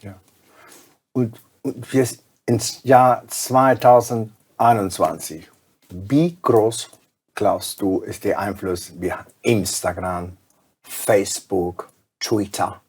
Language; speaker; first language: German; non-native, fluent; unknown